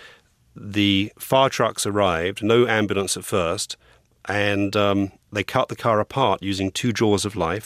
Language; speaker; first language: English; native; English